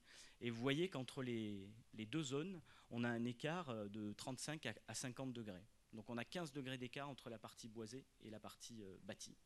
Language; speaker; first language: French; native; French